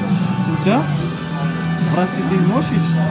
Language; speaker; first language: Korean; non-native, learner; Russian